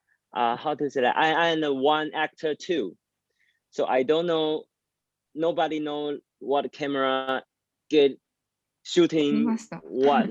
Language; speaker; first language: English; non-native, learner; Chinese